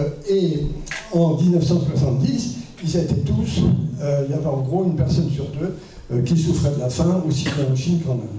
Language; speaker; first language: French; native; French